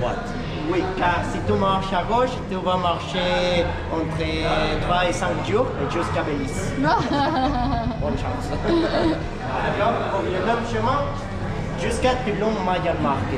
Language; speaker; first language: French; non-native, learner; Spanish